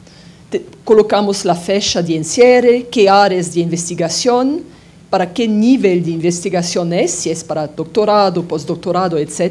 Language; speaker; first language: Spanish; non-native, fluent; French